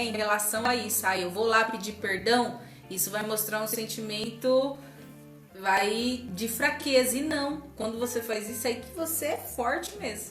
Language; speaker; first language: Portuguese; native; Portuguese